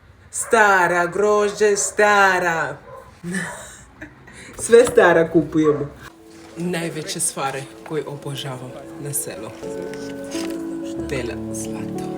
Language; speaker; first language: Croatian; non-native, learner; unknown